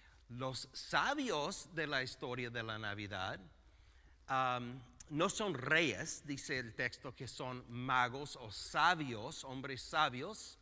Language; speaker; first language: Spanish; non-native, fluent; English